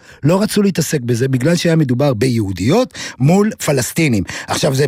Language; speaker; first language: Hebrew; native; Hebrew